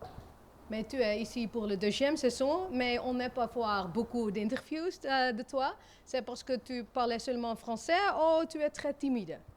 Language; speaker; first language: French; non-native, learner; Dutch